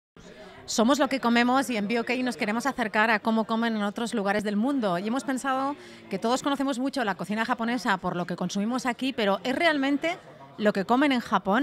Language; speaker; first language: Spanish; native; Spanish